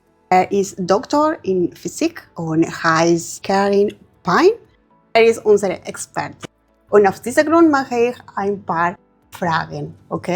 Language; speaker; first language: German; non-native, learner; Spanish